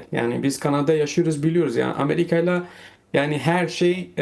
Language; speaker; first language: Turkish; non-native, fluent; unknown